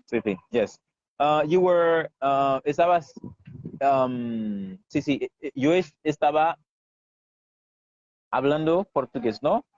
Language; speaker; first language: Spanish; non-native, fluent; Haitian Creole